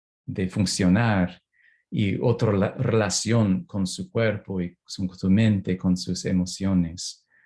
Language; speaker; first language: Spanish; non-native, fluent; English